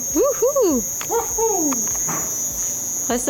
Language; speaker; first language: German; native; German